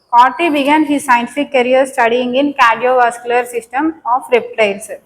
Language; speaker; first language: English; non-native, local second language; Telugu